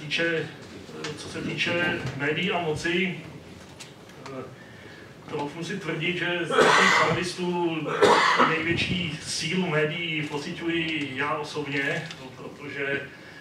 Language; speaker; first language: Czech; native; Czech